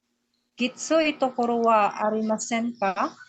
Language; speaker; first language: Japanese; non-native, learner; Filipino